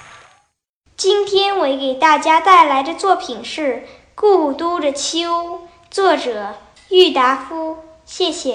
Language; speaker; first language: Chinese; early bilingual, heritage; Chinese